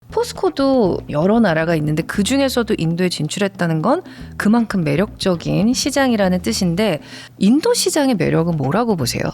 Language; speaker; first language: Korean; native; Korean